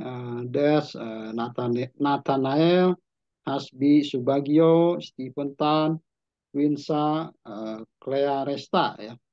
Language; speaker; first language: English; non-native, learner; Indonesian